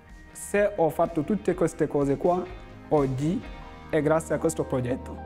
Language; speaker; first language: Italian; non-native, learner; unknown